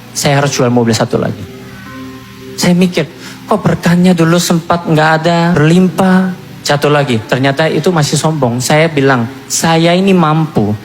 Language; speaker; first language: Indonesian; non-native, fluent; Korean